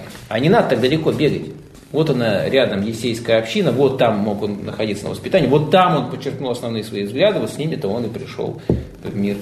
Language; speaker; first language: Russian; native; Russian